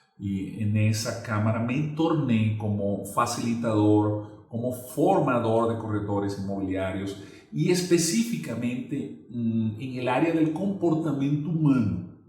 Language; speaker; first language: Portuguese; non-native, fluent; Spanish